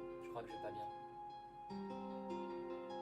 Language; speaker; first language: French; native; French